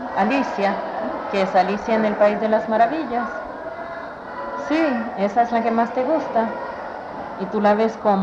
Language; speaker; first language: Spanish; native; Spanish